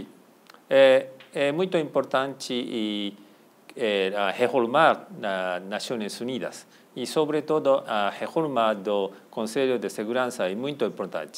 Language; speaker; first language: Portuguese; non-native, fluent; Japanese